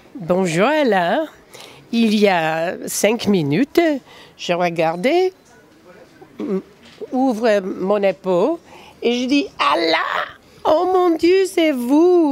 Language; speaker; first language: French; non-native, fluent; English